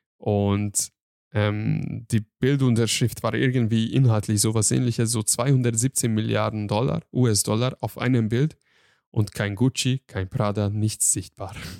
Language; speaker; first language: German; non-native, fluent; Hungarian